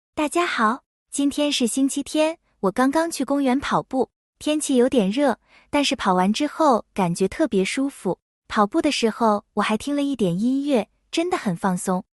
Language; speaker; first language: Chinese; non-native, fluent; Thai